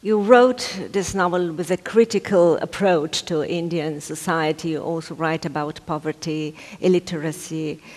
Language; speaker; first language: English; non-native, fluent; Slovenian